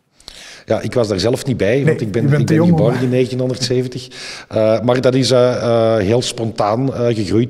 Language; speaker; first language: Dutch; native; Dutch